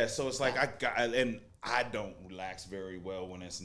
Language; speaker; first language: English; native; English